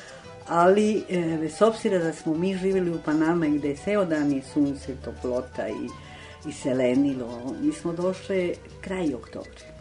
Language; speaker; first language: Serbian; non-native, fluent; Spanish